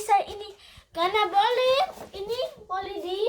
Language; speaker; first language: Indonesian; early bilingual, heritage; Indonesian